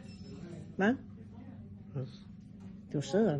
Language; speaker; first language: Danish; native; Danish